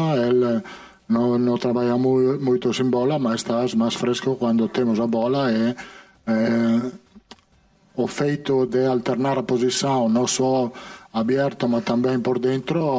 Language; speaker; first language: Portuguese; non-native, fluent; Italian